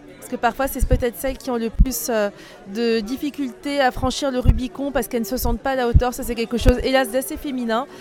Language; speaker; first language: French; native; French